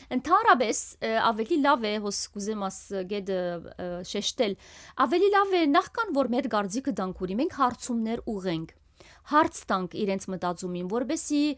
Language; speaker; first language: Armenian; early bilingual, heritage; Armenian